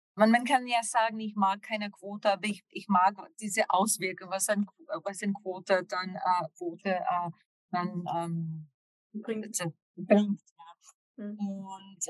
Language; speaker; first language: German; non-native, fluent; English